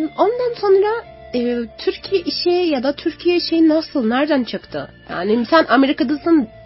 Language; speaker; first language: Turkish; non-native, fluent; Arabic